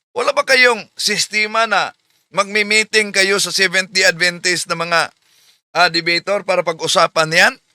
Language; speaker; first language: Filipino; non-native, local second language; Cebuano